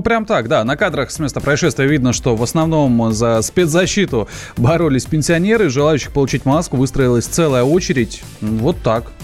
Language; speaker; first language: Russian; native; Russian